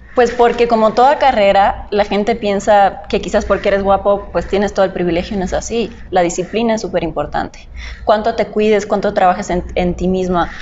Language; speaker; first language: Spanish; native; Spanish